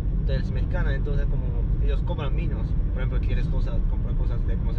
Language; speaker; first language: Spanish; non-native, learner; Japanese